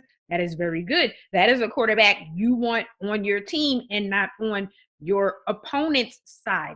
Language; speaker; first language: English; native; English